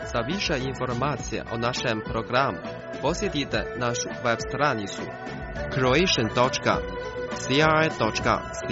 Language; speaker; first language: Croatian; non-native, fluent; Chinese